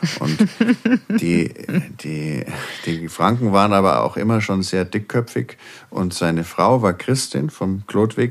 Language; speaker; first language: German; native; German